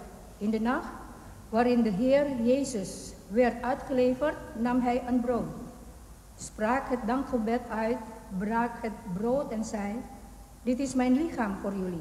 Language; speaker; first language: Dutch; non-native, fluent; Indonesian